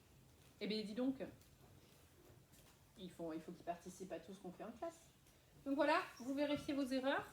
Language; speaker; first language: French; native; French